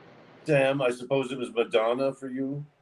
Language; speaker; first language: English; native; English